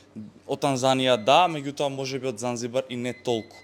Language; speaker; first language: Macedonian; native; Macedonian